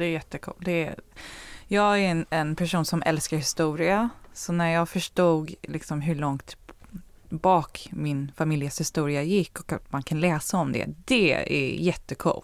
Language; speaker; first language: Swedish; early bilingual, heritage; Swedish